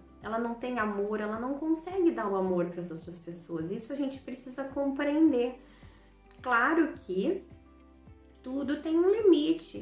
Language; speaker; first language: Portuguese; native; Portuguese